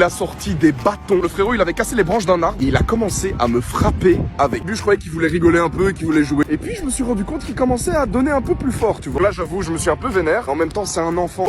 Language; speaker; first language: French; native; French